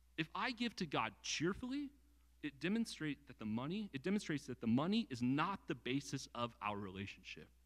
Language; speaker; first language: English; native; English